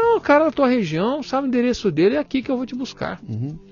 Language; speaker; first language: Portuguese; native; Portuguese